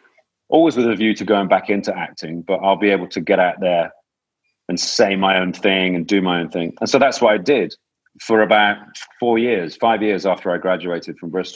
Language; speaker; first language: English; native; English